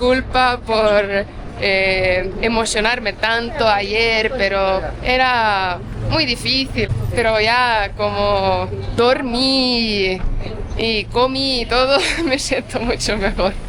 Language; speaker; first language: Spanish; non-native, fluent; Estonian